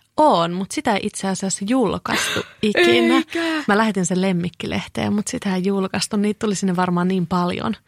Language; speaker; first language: Finnish; native; Finnish